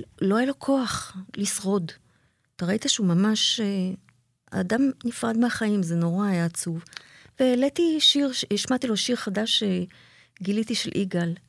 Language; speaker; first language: Hebrew; native; Hebrew